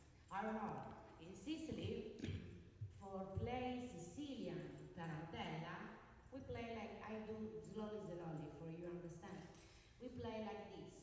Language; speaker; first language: English; non-native, learner; Italian